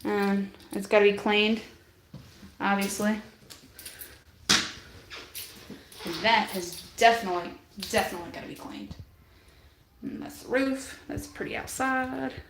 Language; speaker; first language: English; native; English